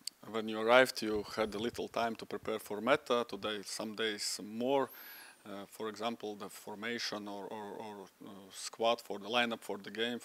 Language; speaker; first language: English; non-native, fluent; Latvian